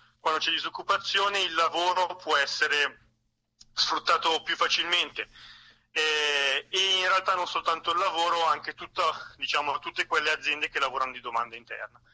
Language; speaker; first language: Italian; native; Italian